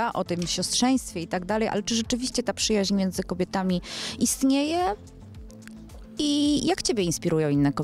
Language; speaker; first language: Polish; native; Polish